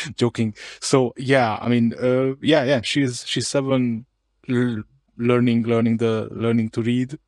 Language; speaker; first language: English; non-native, fluent; Hungarian